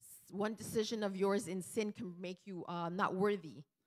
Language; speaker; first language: English; early bilingual, other home language; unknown